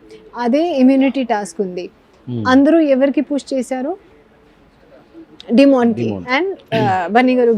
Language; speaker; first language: Telugu; non-native, learner; Hindi